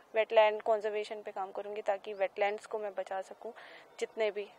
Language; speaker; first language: Hindi; native; Hindi